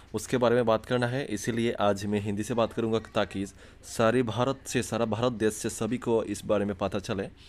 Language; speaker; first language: Hindi; non-native, local second language; Bangla